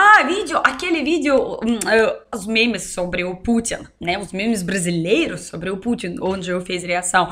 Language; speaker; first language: Portuguese; non-native, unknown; Russian